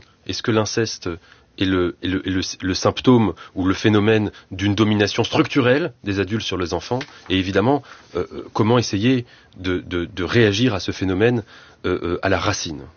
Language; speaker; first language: French; native; French